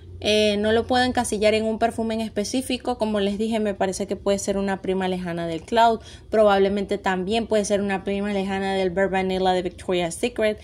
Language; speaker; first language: Spanish; native; Spanish